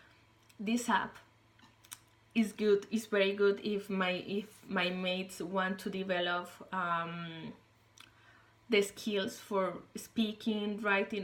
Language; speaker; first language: English; non-native, learner; Spanish